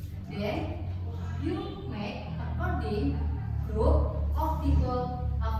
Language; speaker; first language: English; non-native, learner; Indonesian